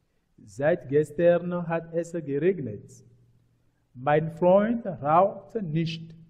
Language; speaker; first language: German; non-native, learner; French